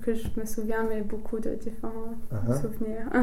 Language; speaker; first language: French; non-native, learner; English